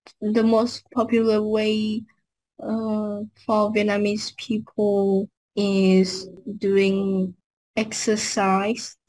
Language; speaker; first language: English; non-native, learner; Vietnamese